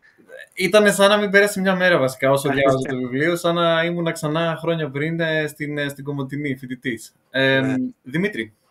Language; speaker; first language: Greek; native; Greek